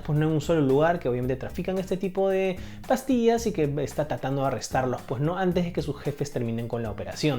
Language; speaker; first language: Spanish; native; Spanish